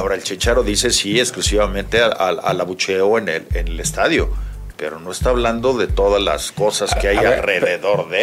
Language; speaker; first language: Spanish; native; Spanish